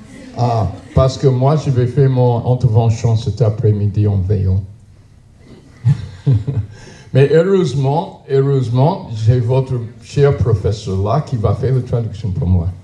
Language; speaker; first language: French; non-native, learner; English